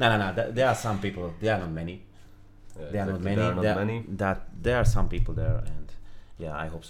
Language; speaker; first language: English; non-native, fluent; Slovak